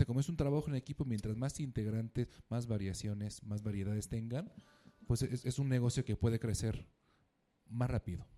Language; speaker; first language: Spanish; native; Spanish